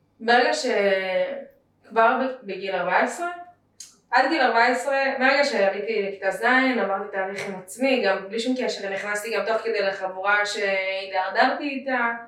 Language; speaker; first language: Hebrew; early bilingual, other home language; Russian